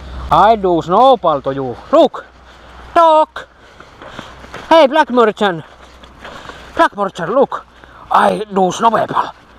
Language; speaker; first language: English; non-native, learner; Finnish